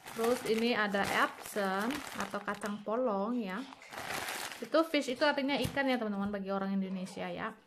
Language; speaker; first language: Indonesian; native; Indonesian